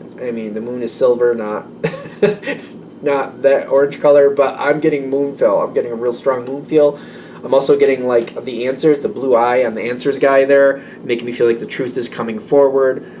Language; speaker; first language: English; native; English